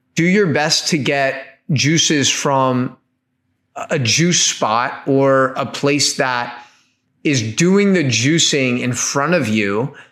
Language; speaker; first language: English; native; English